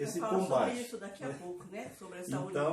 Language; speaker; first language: Portuguese; native; Portuguese